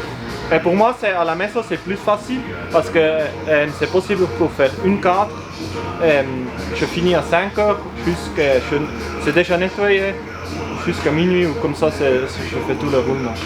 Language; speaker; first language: French; non-native, learner; German